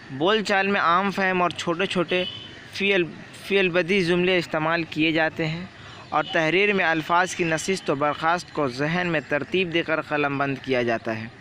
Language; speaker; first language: Urdu; native; Urdu